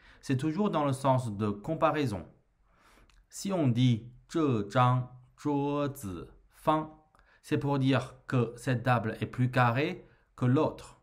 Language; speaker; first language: French; non-native, fluent; Chinese